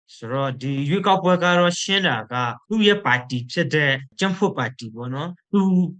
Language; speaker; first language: Burmese; non-native, local second language; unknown